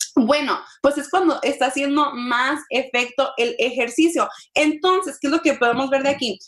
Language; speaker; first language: Spanish; early bilingual, heritage; Spanish